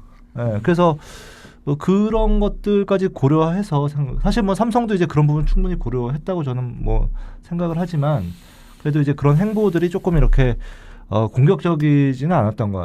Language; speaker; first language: Korean; native; Korean